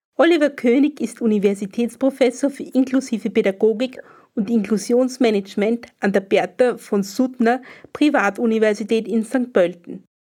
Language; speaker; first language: German; native; German